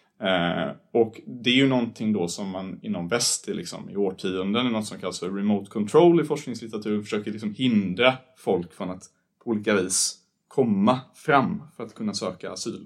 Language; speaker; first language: Swedish; native; Swedish